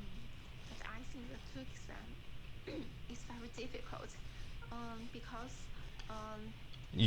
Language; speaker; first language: English; non-native, learner; Chinese